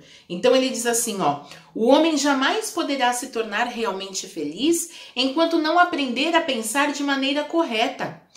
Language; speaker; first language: Portuguese; native; Portuguese